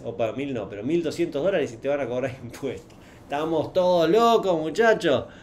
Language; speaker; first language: Spanish; native; Spanish